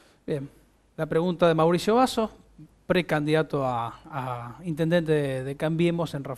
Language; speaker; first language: Spanish; native; Spanish